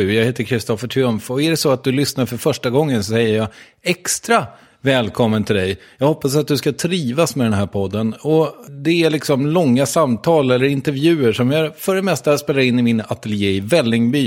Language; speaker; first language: Swedish; native; Swedish